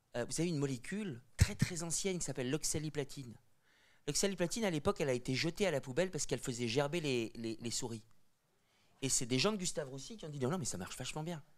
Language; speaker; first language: French; native; French